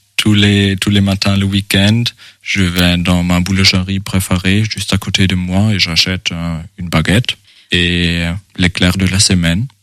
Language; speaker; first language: French; non-native, fluent; German